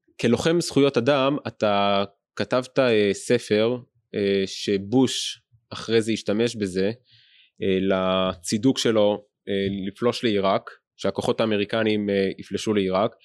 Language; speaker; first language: Hebrew; native; Hebrew